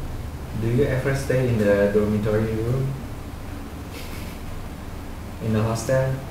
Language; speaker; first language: English; non-native, fluent; Indonesian